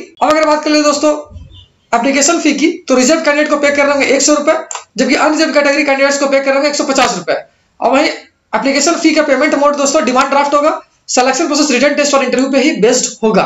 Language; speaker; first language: Hindi; native; Hindi